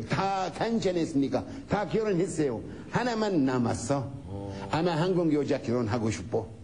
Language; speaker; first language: Korean; non-native, learner; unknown